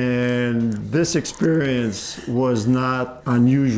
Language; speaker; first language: English; native; English